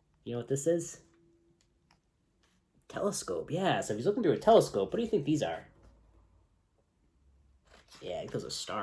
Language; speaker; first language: English; native; English